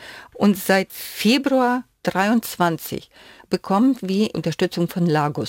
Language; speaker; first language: German; non-native, fluent; Ukrainian